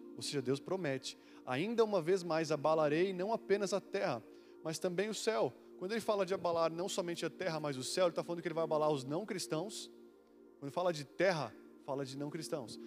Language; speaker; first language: Portuguese; native; Portuguese